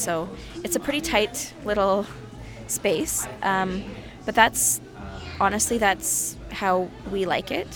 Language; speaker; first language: English; native; English